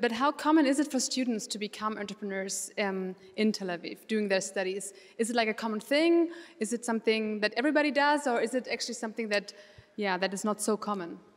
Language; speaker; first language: English; non-native, fluent; German